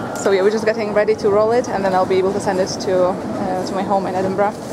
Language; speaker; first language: English; non-native, fluent; Polish